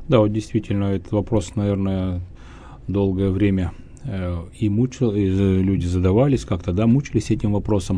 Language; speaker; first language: Russian; native; Russian